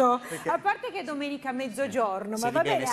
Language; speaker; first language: Italian; native; Italian